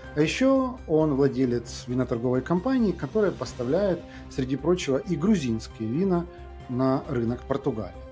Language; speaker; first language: Russian; native; Russian